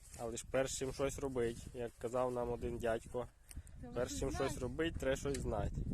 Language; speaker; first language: Ukrainian; native; Ukrainian